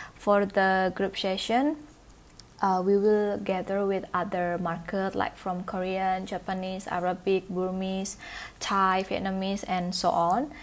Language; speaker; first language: English; non-native, learner; Indonesian